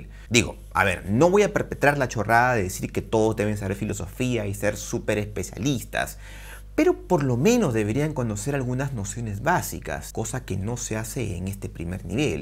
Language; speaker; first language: Spanish; native; Spanish